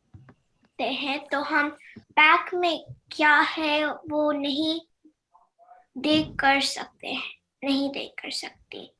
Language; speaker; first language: Hindi; non-native, learner; English